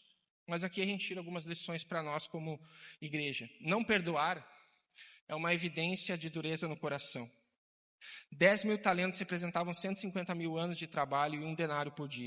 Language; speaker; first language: Portuguese; native; Portuguese